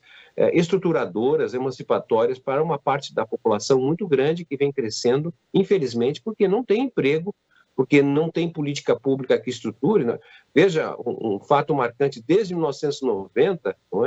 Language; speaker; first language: Portuguese; native; Portuguese